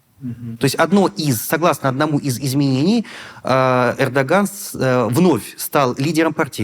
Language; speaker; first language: Russian; native; Russian